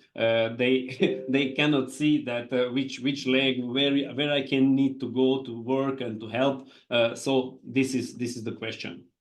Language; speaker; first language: English; non-native, fluent; Hungarian